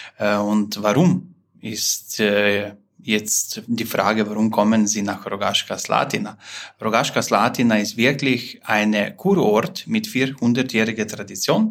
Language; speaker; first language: German; non-native, fluent; Slovenian